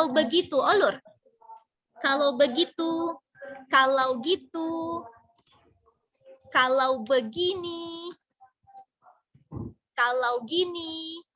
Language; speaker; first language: Indonesian; non-native, fluent; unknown